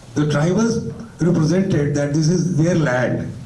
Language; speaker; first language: English; non-native, local second language; Hindi